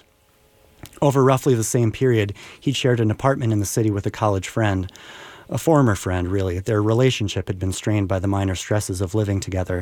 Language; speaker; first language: English; native; English